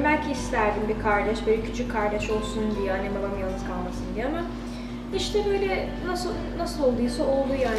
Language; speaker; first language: Turkish; early bilingual, heritage; Turkish